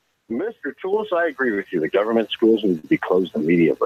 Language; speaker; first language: English; native; English